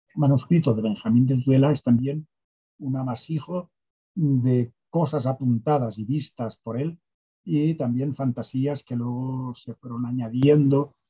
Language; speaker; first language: Spanish; native; Spanish